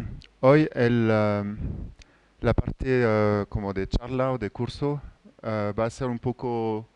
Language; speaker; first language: Spanish; non-native, fluent; French